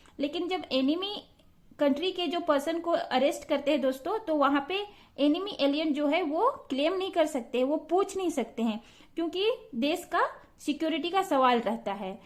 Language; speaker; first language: Hindi; non-native, local second language; Santali